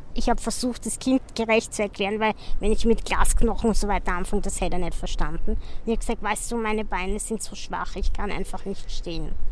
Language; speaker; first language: German; native; German